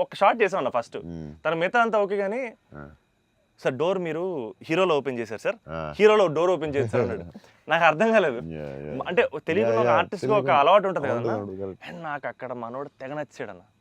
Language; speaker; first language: Telugu; native; Telugu